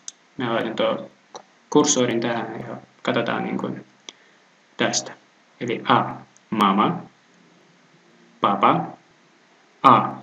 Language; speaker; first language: Finnish; non-native, fluent; Russian